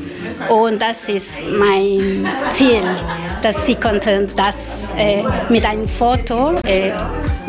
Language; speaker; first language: German; non-native, learner; Spanish